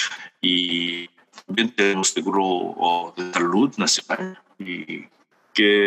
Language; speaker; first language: Spanish; non-native, fluent; Korean